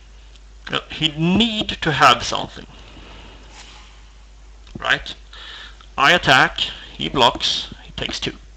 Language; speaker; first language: English; non-native, fluent; Swedish